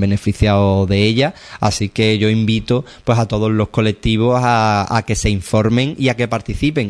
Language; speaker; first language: Spanish; native; Spanish